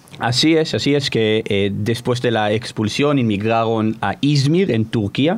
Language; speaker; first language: Spanish; non-native, fluent; Hebrew